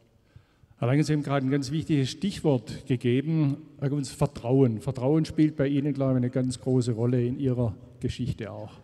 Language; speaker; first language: German; native; German